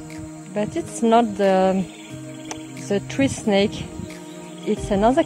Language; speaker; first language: English; non-native, learner; French